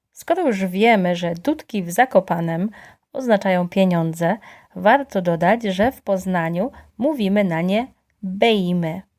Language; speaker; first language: Polish; native; Polish